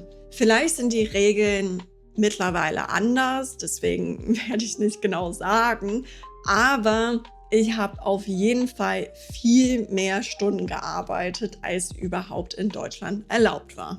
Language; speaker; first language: German; non-native, fluent; English